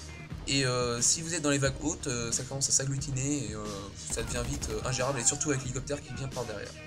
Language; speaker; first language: French; native; French